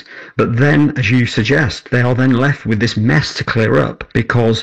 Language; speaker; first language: English; native; English